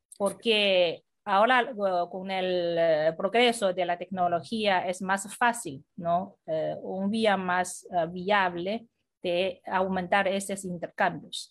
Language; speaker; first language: Spanish; non-native, fluent; Chinese